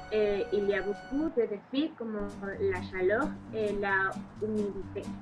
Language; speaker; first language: French; non-native, learner; Spanish